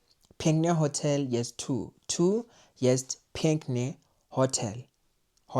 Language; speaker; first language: Polish; non-native, learner; English